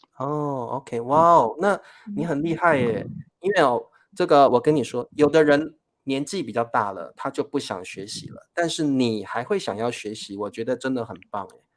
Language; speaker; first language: Chinese; native; Chinese